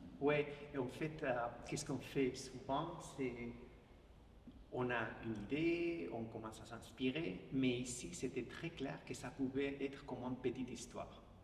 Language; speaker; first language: French; non-native, fluent; Spanish